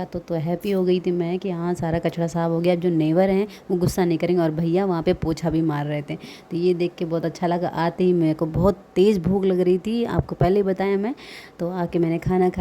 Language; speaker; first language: Hindi; native; Hindi